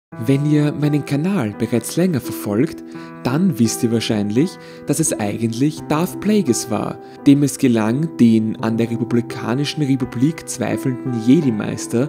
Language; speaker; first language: German; native; German